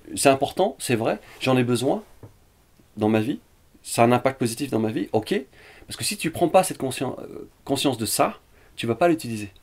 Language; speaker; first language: French; early bilingual, other home language; Vietnamese